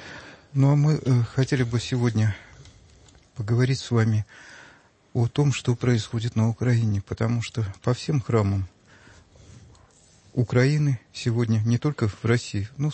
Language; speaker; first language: Russian; native; Russian